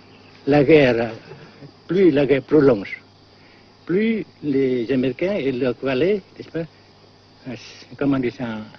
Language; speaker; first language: French; non-native, local second language; Vietnamese